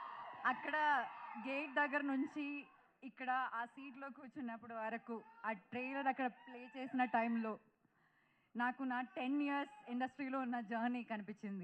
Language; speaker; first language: Telugu; non-native, fluent; Malayalam